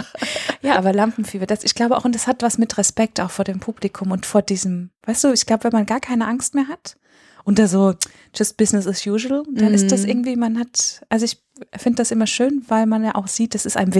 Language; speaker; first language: German; native; German